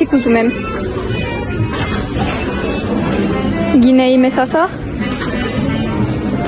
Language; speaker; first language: Armenian; early bilingual, heritage; Armenian